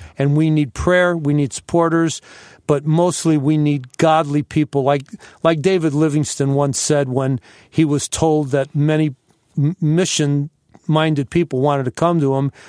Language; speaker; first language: English; native; English